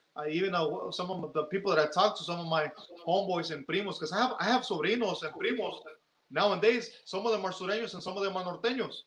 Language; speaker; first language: English; native; English